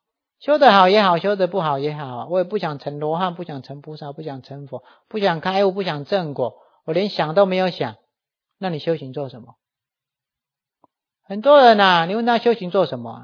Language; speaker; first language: Chinese; native; Chinese